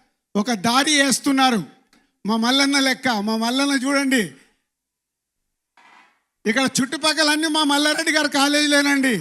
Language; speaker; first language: Telugu; native; Telugu